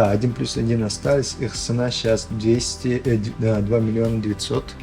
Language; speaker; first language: Russian; non-native, learner; Turkish